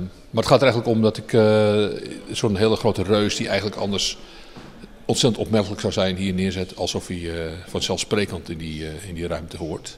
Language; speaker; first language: Dutch; native; Dutch